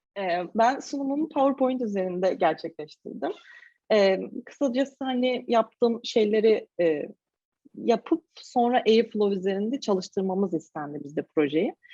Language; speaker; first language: Turkish; native; Turkish